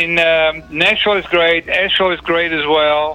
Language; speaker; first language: English; non-native, fluent; Dutch